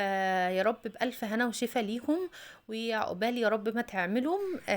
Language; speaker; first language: Arabic; native; Arabic